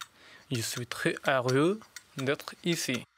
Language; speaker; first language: French; non-native, learner; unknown